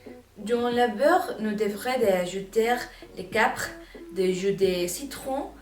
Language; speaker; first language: French; non-native, learner; Spanish